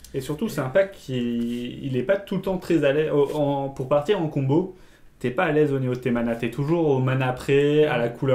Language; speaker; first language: French; native; French